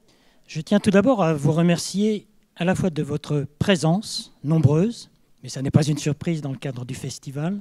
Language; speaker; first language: French; native; French